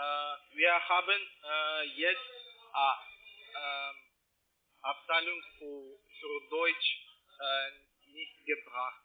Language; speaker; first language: German; non-native, learner; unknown